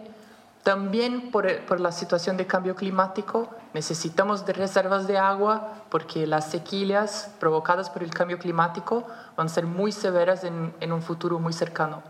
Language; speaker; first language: Spanish; non-native, fluent; Portuguese